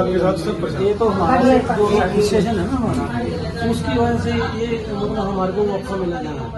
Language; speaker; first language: Hindi; non-native, local second language; Punjabi